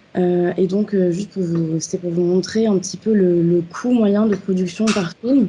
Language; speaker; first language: French; native; French